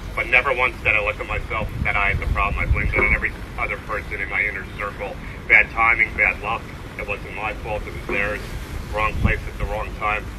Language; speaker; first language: English; native; English